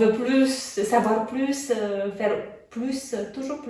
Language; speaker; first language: French; non-native, fluent; Romanian